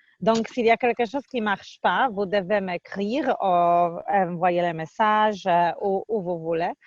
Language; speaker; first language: French; non-native, fluent; Polish